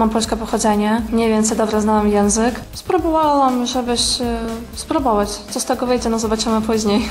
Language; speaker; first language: Polish; early bilingual, heritage; Polish